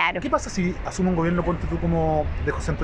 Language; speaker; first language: Spanish; native; Spanish